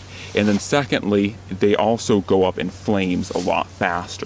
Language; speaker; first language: English; native; English